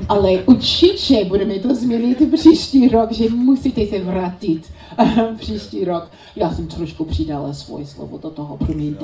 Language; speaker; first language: Czech; non-native, learner; English